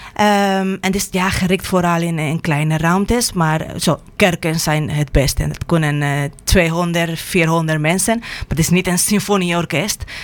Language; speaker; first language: Dutch; non-native, fluent; Spanish